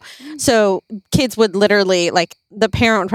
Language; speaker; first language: English; native; English